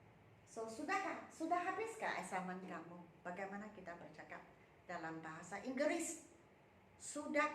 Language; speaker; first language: Indonesian; non-native, local second language; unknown